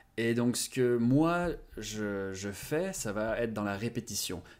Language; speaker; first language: French; native; French